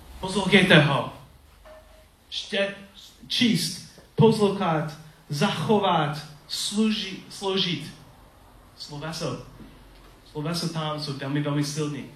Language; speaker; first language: Czech; non-native, learner; English